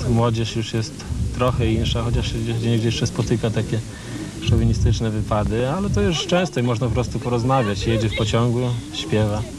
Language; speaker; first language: Polish; non-native, local second language; Ukrainian